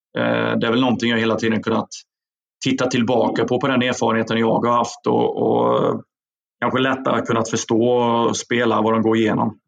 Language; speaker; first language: Swedish; native; Swedish